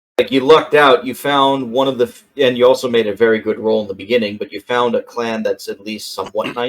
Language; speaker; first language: English; native; English